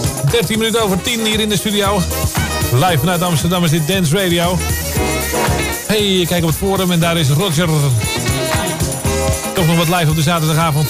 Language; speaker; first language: Dutch; native; Dutch